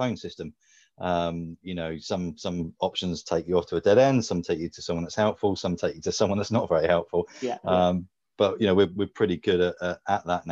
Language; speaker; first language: English; native; English